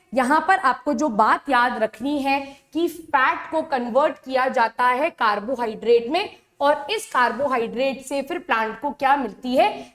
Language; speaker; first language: Hindi; native; Hindi